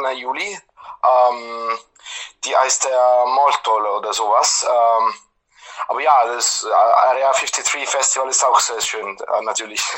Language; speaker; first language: German; non-native, fluent; Italian